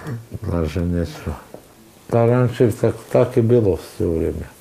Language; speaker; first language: Russian; non-native, local second language; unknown